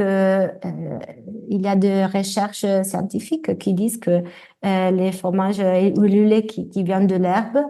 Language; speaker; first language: French; non-native, fluent; Italian